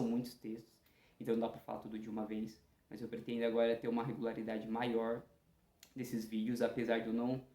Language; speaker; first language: Portuguese; native; Portuguese